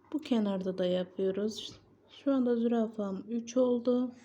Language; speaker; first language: Turkish; native; Turkish